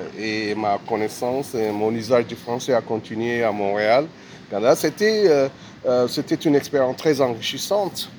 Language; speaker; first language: French; non-native, fluent; Amharic